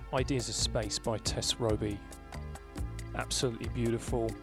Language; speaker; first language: English; native; English